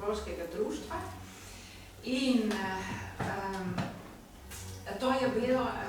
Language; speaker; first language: Slovenian; non-native, learner; German